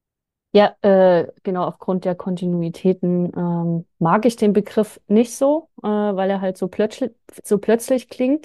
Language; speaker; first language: German; native; German